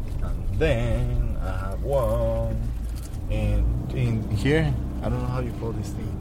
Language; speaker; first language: English; non-native, fluent; Spanish